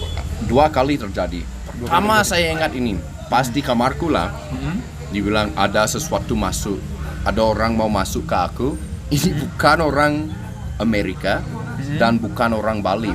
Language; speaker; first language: Indonesian; non-native, fluent; English